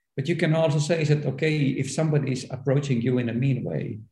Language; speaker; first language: English; non-native, fluent; Estonian